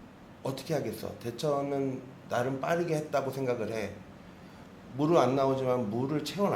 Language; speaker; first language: Korean; native; Korean